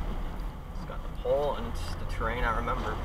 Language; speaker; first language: English; native; English